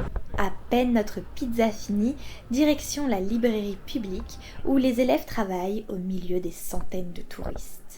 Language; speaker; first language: French; native; French